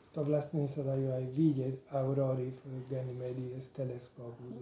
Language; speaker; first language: Slovak; non-native, learner; Italian